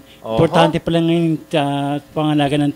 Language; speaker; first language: Filipino; native; Filipino